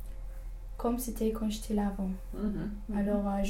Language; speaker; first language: French; non-native, fluent; English